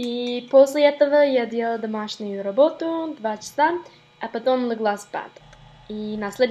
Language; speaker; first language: Russian; non-native, learner; English